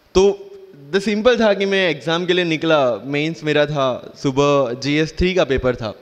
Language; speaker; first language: Hindi; non-native, local second language; Gujarati